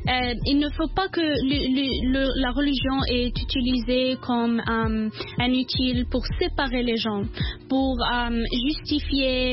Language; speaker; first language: French; non-native, learner; English